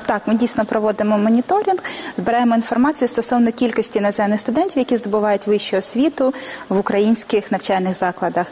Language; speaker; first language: Ukrainian; native; Ukrainian